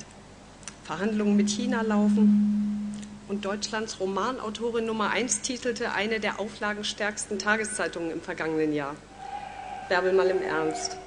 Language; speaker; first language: German; native; German